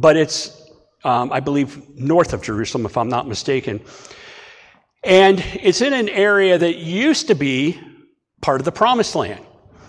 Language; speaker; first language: English; native; English